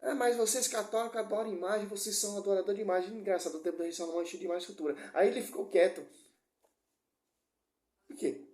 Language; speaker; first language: Portuguese; native; Portuguese